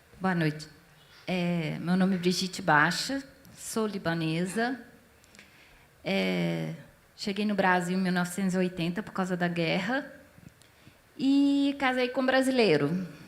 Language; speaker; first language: Portuguese; non-native, fluent; Arabic